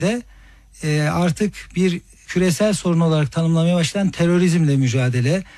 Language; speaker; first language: Turkish; native; Turkish